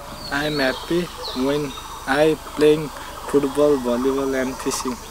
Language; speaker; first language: English; non-native, learner; Nepali